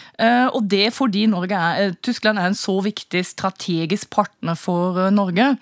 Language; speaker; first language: Norwegian; non-native, fluent; German